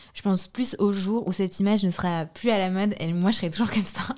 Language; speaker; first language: French; native; French